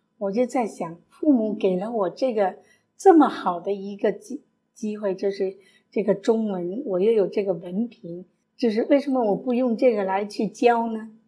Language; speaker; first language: Chinese; early bilingual, other home language; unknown